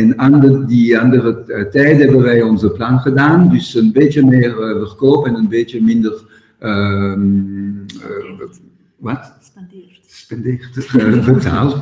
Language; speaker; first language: Dutch; non-native, local second language; French